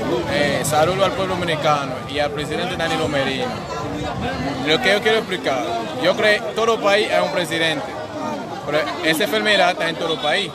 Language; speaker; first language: Spanish; non-native, fluent; Haitian Creole